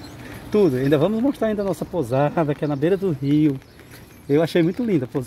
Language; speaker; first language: Portuguese; native; Portuguese